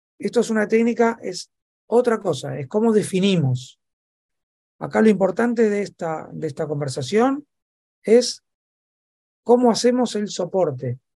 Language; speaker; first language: Spanish; native; Spanish